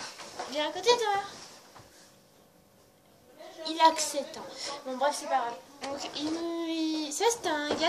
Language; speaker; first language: French; native; French